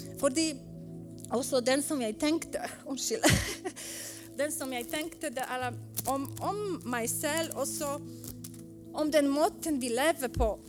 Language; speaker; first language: Swedish; non-native, learner; Polish